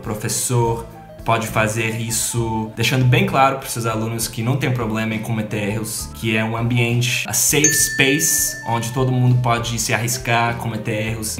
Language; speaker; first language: Portuguese; non-native, fluent; English